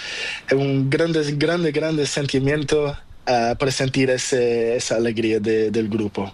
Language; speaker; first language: Spanish; non-native, learner; Portuguese